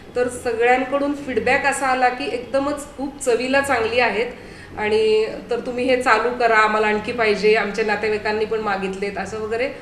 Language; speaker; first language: Marathi; native; Marathi